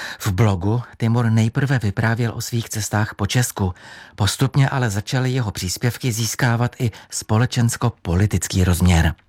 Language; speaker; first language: Czech; native; Czech